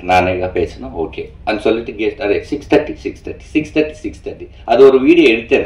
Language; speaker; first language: Tamil; non-native, learner; Telugu